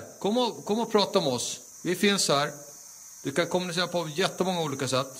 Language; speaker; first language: Swedish; native; Swedish